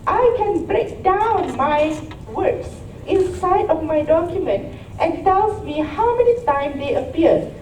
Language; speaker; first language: English; non-native, local second language; Malay